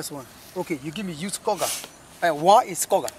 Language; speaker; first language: English; non-native, learner; Burmese